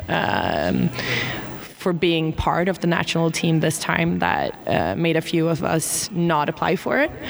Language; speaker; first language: English; non-native, fluent; Swedish